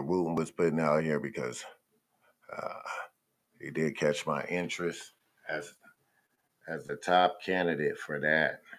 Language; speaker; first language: English; native; English